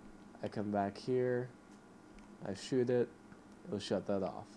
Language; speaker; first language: English; native; English